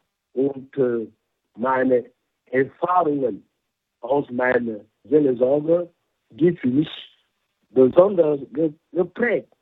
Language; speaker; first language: German; non-native, fluent; French